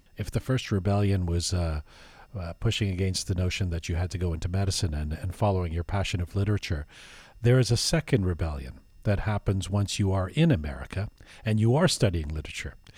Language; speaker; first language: English; early bilingual, other home language; Persian